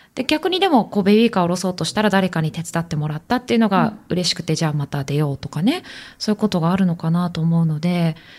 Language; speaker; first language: Japanese; native; Japanese